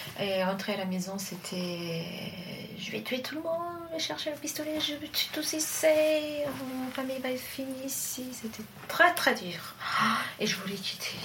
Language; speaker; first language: French; non-native, fluent; Portuguese